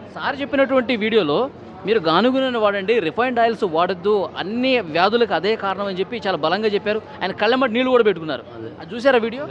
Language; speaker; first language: Telugu; native; Telugu